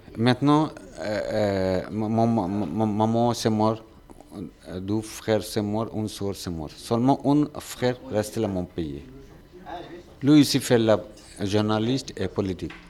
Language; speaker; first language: French; non-native, learner; Bangla